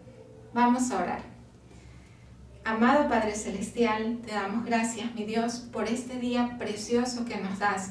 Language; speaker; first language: Spanish; native; Spanish